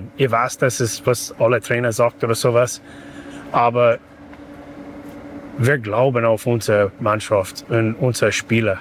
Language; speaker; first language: German; non-native, learner; English